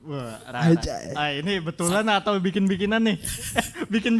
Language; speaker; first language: Indonesian; native; Indonesian